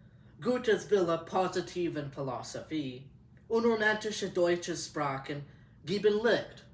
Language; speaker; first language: German; non-native, learner; English